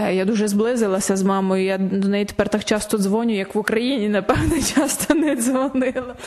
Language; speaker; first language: Ukrainian; native; Ukrainian